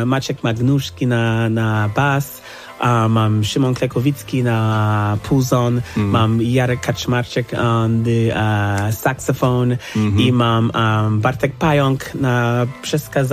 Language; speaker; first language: Polish; non-native, fluent; English